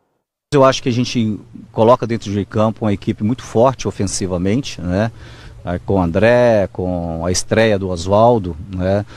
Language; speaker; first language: Portuguese; native; Portuguese